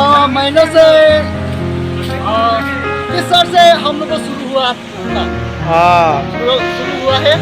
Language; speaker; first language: Hindi; non-native, local second language; Karbi